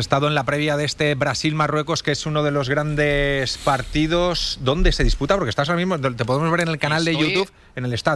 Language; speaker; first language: Spanish; native; Spanish